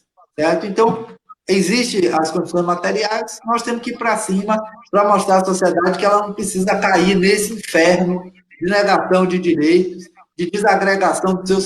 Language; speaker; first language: Portuguese; native; Portuguese